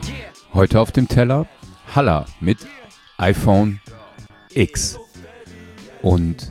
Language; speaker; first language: German; native; German